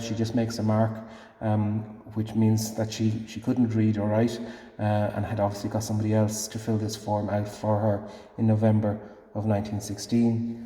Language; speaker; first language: English; native; English